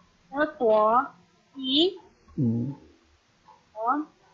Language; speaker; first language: Chinese; non-native, learner; Indonesian